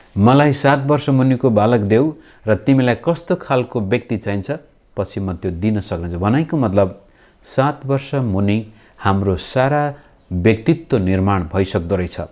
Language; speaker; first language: Nepali; native; Nepali